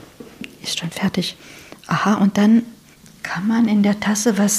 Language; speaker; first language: German; native; German